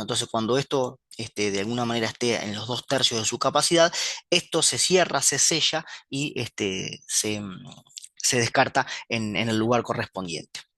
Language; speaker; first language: Spanish; native; Spanish